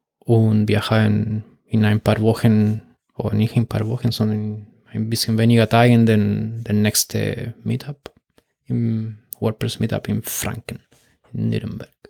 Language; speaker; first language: German; non-native, fluent; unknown